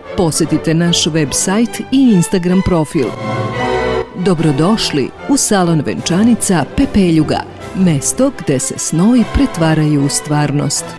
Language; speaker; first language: Serbian; native; Serbian